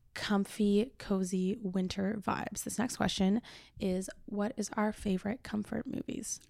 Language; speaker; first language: English; native; English